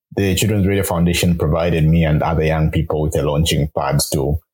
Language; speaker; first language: English; non-native, local second language; Bemba